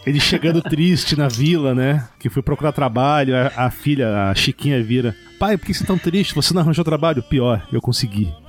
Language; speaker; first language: Portuguese; native; Portuguese